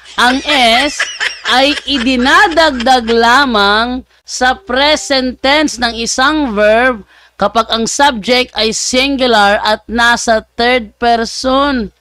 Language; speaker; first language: Filipino; native; Filipino